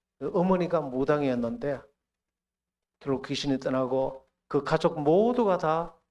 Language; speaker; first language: Korean; native; Korean